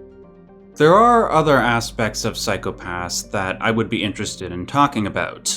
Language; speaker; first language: English; native; English